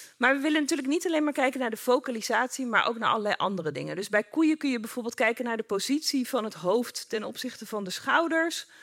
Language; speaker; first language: Dutch; native; Dutch